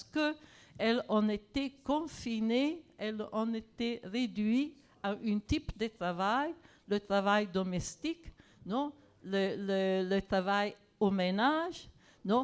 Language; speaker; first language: French; non-native, fluent; Italian